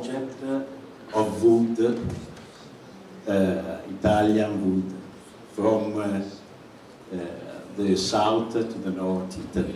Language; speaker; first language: English; non-native, fluent; Italian